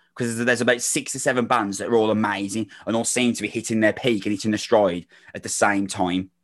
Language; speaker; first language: English; native; English